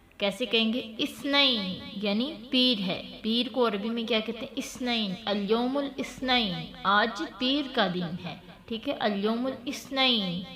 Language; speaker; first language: Urdu; native; Urdu